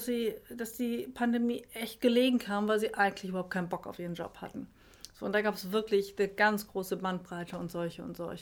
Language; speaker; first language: German; native; German